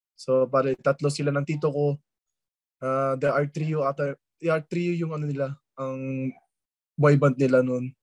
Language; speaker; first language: Filipino; early bilingual, other home language; German